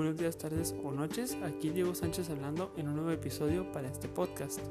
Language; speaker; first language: Spanish; native; Spanish